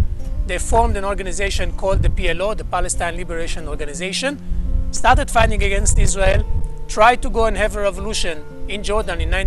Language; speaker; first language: English; non-native, fluent; Hebrew